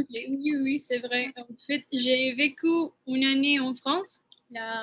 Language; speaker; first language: French; non-native, fluent; Spanish